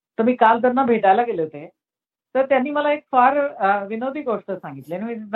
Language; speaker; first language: Marathi; native; Marathi